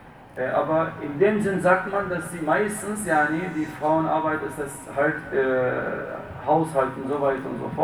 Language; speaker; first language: German; non-native, fluent; Arabic